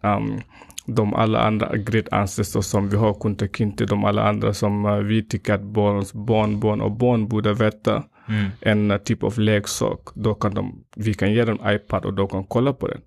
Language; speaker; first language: Swedish; non-native, fluent; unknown